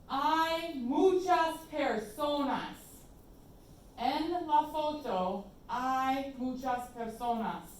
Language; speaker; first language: Spanish; non-native, fluent; English